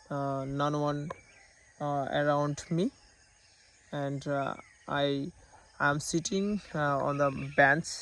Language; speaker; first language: English; non-native, learner; Bangla